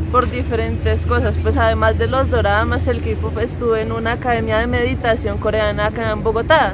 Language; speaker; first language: Spanish; native; Spanish